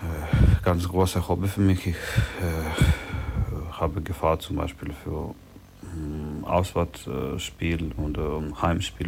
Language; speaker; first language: German; non-native, learner; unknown